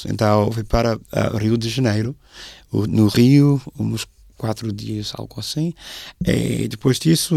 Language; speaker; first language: Portuguese; non-native, fluent; English